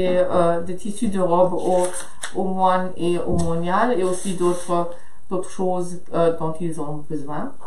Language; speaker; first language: French; non-native, fluent; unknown